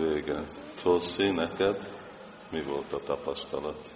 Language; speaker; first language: Hungarian; non-native, fluent; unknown